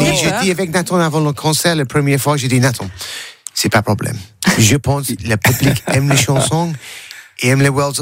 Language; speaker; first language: French; non-native, learner; English